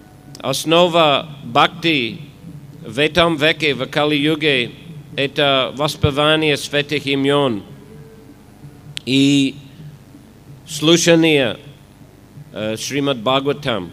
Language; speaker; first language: Russian; non-native, fluent; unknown